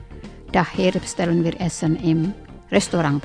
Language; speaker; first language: German; non-native, fluent; Indonesian